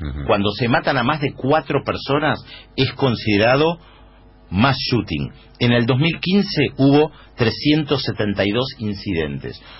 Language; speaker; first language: Spanish; native; Spanish